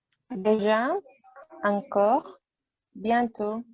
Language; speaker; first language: French; non-native, learner; Spanish